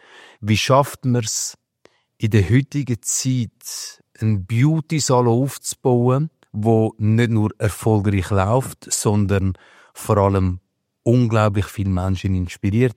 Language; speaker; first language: German; native; German